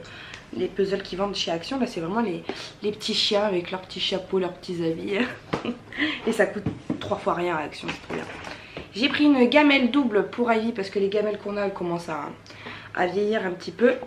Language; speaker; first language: French; native; French